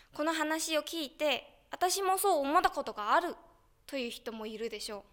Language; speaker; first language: Japanese; non-native, fluent; Chinese